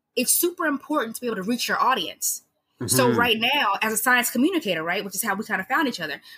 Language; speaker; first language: English; native; English